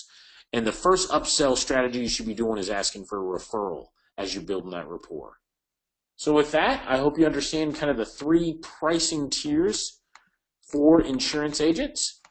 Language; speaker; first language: English; native; English